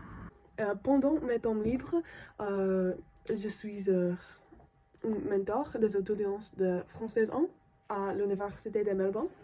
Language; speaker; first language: French; non-native, learner; English